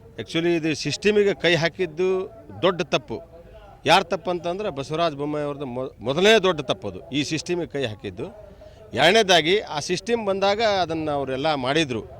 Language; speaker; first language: Kannada; non-native, local second language; Lambadi